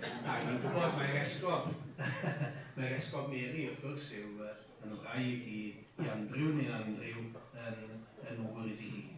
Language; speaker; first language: Welsh; native; Welsh